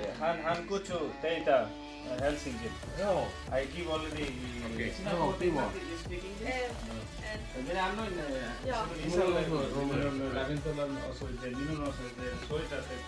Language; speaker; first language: Finnish; non-native, learner; Bangla